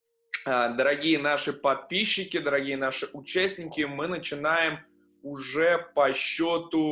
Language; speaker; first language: Russian; native; Russian